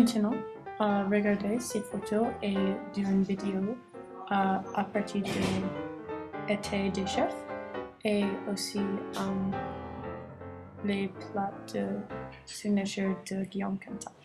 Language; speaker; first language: French; non-native, learner; English